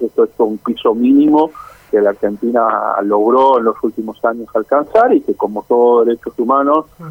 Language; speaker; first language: Spanish; native; Spanish